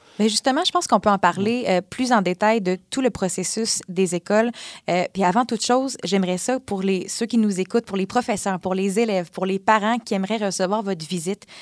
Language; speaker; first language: French; native; French